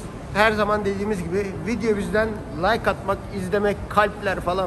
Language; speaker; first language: Turkish; native; Turkish